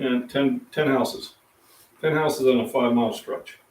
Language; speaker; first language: English; native; English